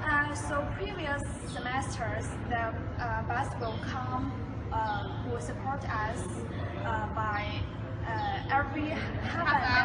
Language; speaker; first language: English; non-native, learner; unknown